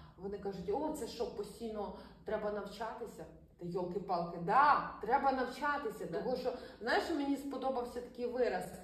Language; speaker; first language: Ukrainian; non-native, local second language; Russian